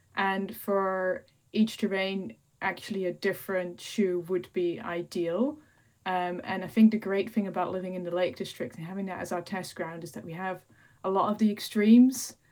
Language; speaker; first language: English; non-native, fluent; Dutch